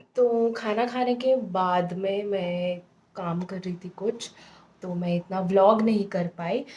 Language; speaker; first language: Hindi; native; Hindi